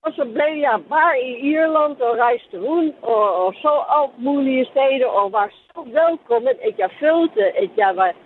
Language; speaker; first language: Danish; non-native, fluent; Dutch